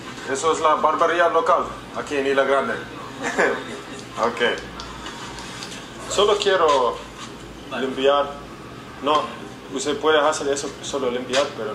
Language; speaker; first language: Spanish; non-native, learner; English